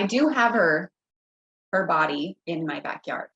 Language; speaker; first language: English; native; English